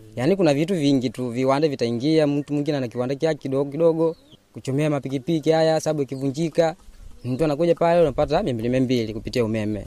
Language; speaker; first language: Swahili; non-native, local second language; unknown